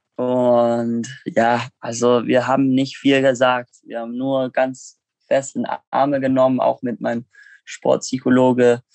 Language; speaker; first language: German; non-native, fluent; English